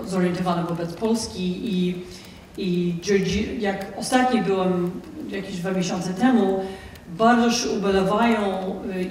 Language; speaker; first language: Polish; non-native, fluent; English